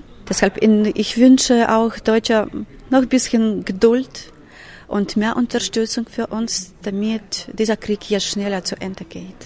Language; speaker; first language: German; non-native, fluent; Ukrainian